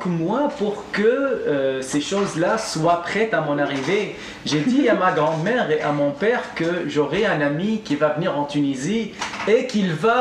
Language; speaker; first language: French; non-native, local second language; Arabic